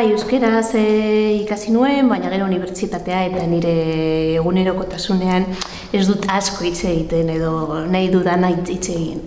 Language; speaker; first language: Basque; non-native, local second language; Spanish